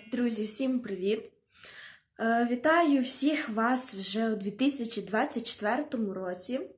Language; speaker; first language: Ukrainian; non-native, local second language; Russian